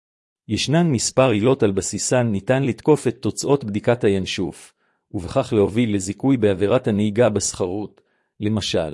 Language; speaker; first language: Hebrew; native; Hebrew